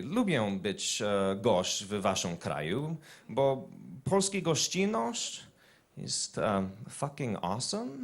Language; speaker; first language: Polish; non-native, learner; English